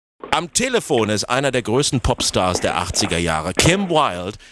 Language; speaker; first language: German; native; German